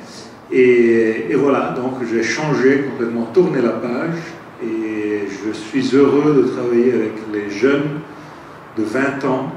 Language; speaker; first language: French; non-native, fluent; Italian